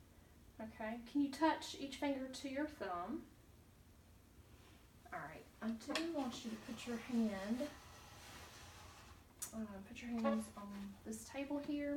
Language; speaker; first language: English; native; English